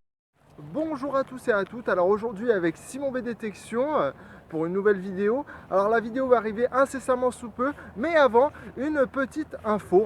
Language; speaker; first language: French; native; French